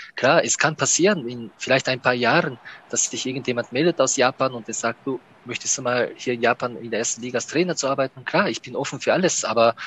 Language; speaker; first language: German; non-native, fluent; Japanese